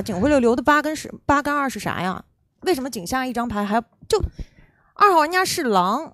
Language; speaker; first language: Chinese; native; Chinese